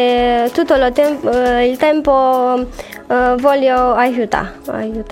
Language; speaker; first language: Italian; non-native, learner; Romanian